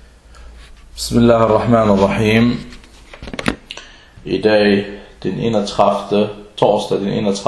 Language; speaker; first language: Danish; non-native, fluent; Arabic